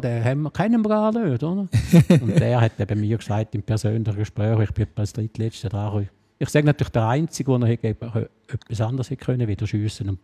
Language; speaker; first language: German; native; German